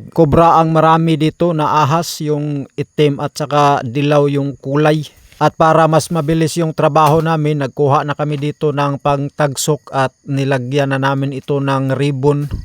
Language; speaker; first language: Filipino; native; Filipino